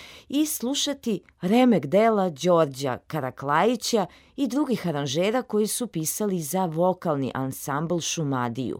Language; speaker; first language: Serbian; native; Serbian